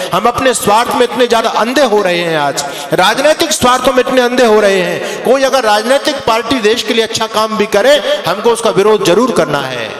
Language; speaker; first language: Hindi; native; Hindi